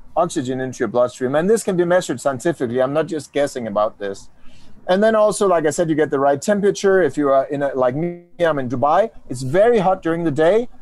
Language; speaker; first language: English; non-native, fluent; Danish